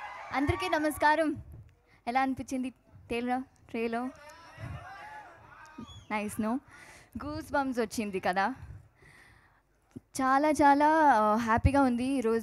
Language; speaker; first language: Telugu; non-native, learner; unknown